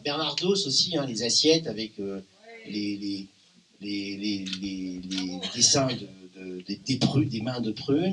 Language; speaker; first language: French; native; French